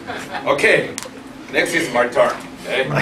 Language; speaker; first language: English; non-native, learner; Japanese